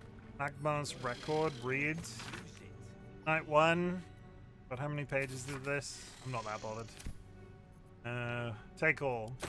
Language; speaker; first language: English; native; English